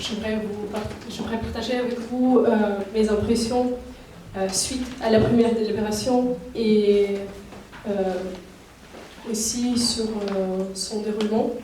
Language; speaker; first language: French; non-native, fluent; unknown